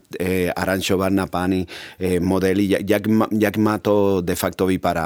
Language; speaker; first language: Czech; non-native, fluent; Spanish